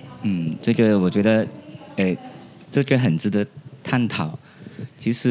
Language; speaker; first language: Chinese; non-native, local second language; Cantonese